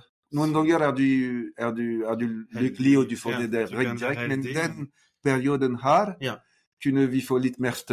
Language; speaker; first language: Norwegian; non-native, fluent; French